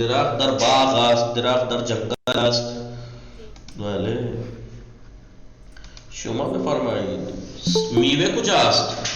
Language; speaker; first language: Persian; non-native, fluent; Urdu